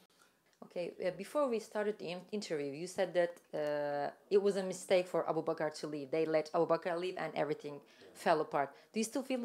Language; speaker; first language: English; non-native, fluent; Turkish